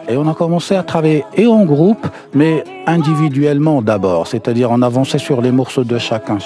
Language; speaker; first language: French; non-native, local second language; Arabic